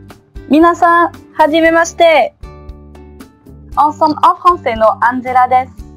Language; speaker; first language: Japanese; non-native, learner; French